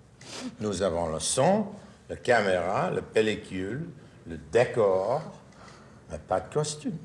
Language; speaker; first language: French; non-native, fluent; English